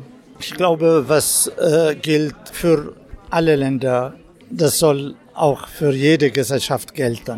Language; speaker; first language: German; non-native, fluent; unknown